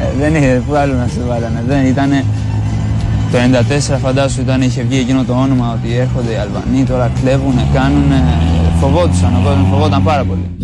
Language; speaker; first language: Greek; early bilingual, other home language; Albanian